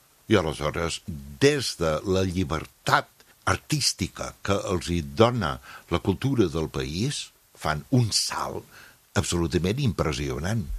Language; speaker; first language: Catalan; non-native, fluent; English